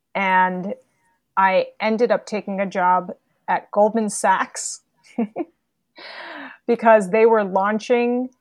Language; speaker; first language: English; native; English